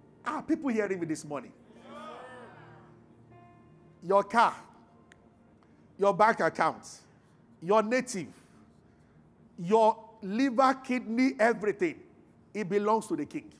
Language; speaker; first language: English; non-native, local second language; Yoruba